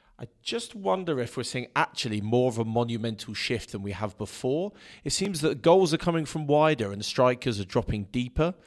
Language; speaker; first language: English; native; English